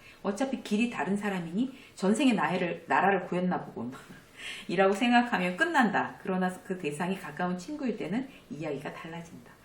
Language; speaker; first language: Korean; native; Korean